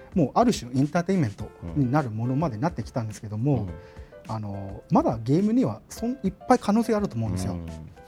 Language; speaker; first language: Japanese; non-native, fluent; Burmese